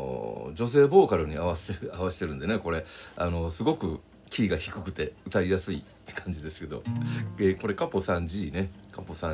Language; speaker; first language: Japanese; native; Japanese